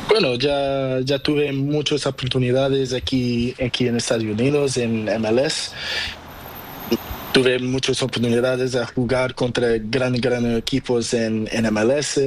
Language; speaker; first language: Spanish; non-native, learner; Portuguese